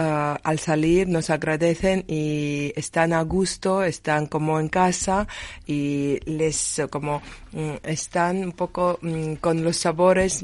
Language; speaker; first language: Spanish; non-native, learner; Georgian